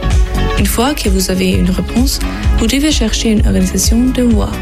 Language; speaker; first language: French; non-native, fluent; German